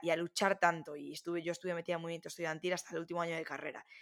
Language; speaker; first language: Spanish; native; Spanish